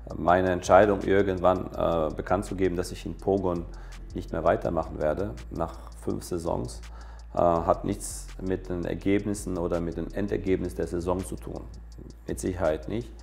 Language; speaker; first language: German; native; German